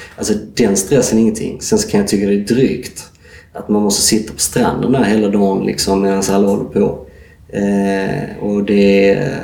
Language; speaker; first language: Swedish; native; Swedish